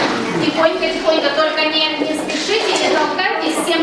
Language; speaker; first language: Russian; native; Russian